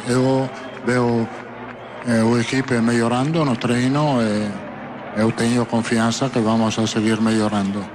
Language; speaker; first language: Portuguese; non-native, fluent; Italian